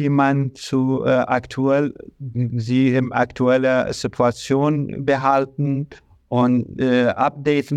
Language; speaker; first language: German; non-native, learner; Arabic